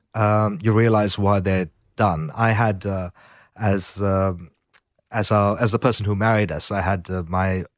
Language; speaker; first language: English; native; English